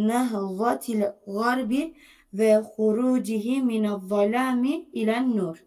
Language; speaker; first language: Arabic; non-native, learner; Turkish